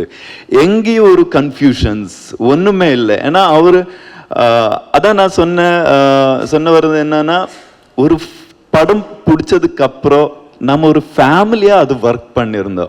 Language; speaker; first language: Tamil; non-native, learner; Kannada